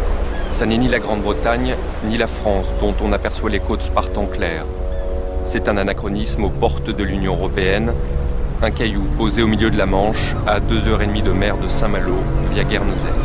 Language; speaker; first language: French; native; French